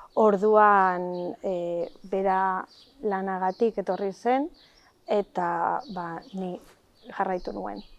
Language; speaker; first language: Basque; non-native, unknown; Catalan